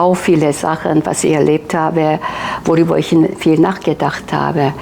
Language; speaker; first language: German; non-native, fluent; Korean